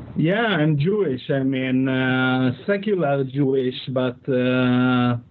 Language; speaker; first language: English; non-native, fluent; Hebrew